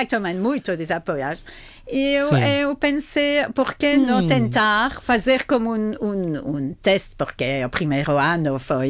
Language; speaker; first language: Portuguese; non-native, fluent; French